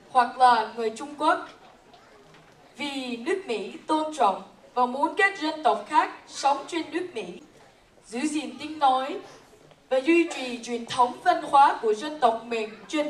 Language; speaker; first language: Vietnamese; early bilingual, heritage; Vietnamese